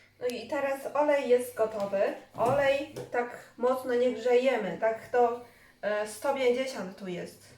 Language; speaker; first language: Polish; non-native, learner; Chinese